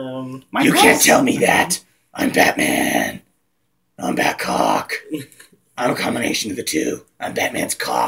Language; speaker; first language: English; native; English